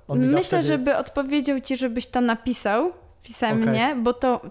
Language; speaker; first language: Polish; native; Polish